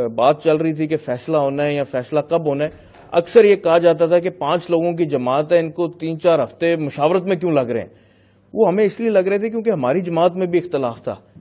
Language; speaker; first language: Urdu; non-native, local second language; Punjabi